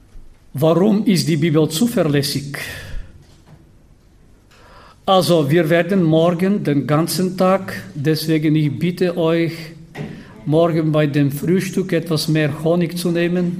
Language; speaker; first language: German; non-native, fluent; Bulgarian